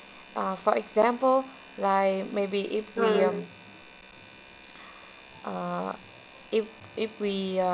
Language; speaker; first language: English; non-native, learner; Vietnamese